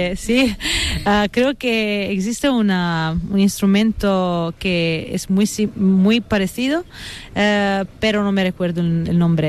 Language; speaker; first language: Spanish; non-native, fluent; Italian